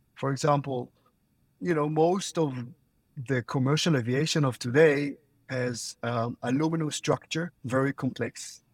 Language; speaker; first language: English; non-native, fluent; Hebrew